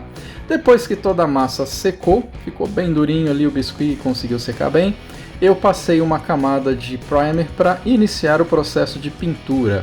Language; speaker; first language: Portuguese; native; Portuguese